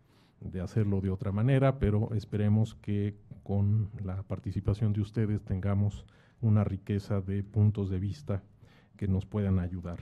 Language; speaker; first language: Spanish; native; Spanish